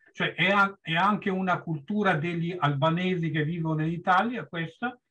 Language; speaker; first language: Italian; non-native, fluent; Albanian